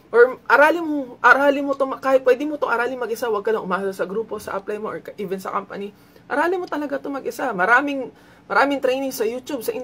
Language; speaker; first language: Filipino; native; Filipino